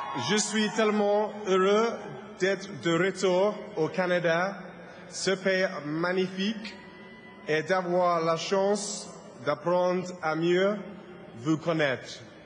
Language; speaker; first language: French; non-native, fluent; English